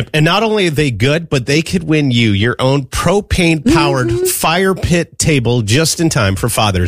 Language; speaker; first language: English; native; English